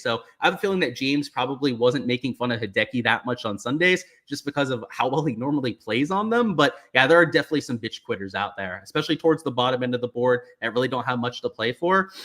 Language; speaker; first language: English; native; English